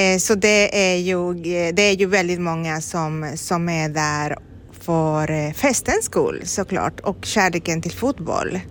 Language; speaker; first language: Swedish; non-native, fluent; Spanish